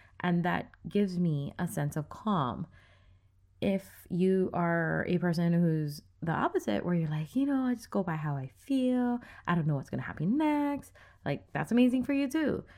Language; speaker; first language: English; native; English